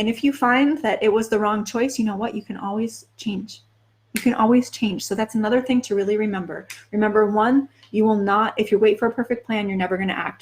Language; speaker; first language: English; native; English